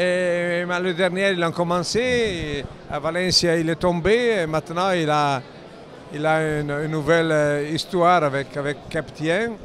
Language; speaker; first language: French; non-native, learner; Italian